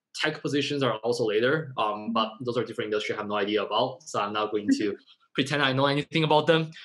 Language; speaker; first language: English; non-native, fluent; Chinese